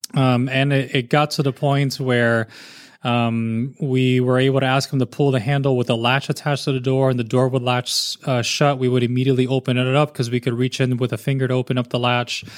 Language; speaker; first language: English; native; English